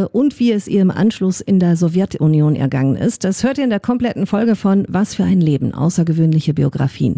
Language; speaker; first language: German; native; German